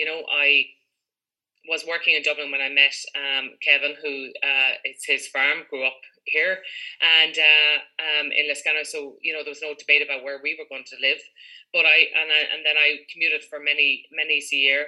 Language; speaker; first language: English; native; English